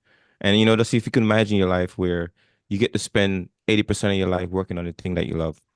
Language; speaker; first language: English; non-native, fluent; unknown